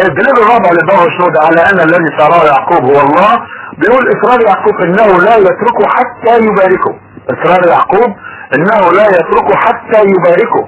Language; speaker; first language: Arabic; native; Arabic